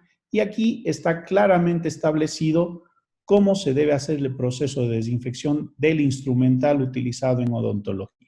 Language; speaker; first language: Spanish; native; Spanish